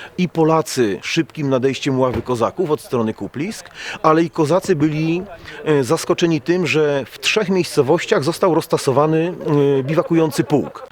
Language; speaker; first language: Polish; native; Polish